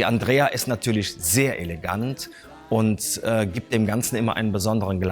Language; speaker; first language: German; native; German